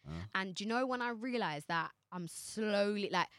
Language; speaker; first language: English; native; English